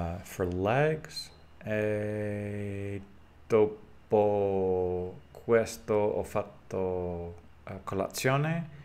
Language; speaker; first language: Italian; non-native, learner; English